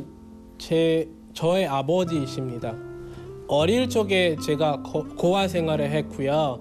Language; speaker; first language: Korean; non-native, fluent; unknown